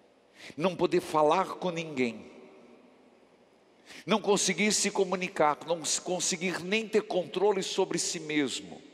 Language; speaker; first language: Portuguese; native; Portuguese